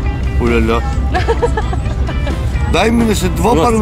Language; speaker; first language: Russian; non-native, learner; Turkish